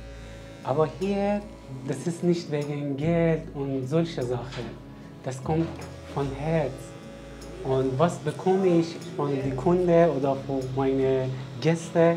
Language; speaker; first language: German; non-native, learner; Persian